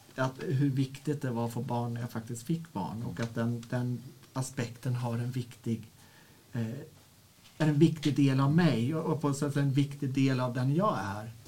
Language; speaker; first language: Swedish; native; Swedish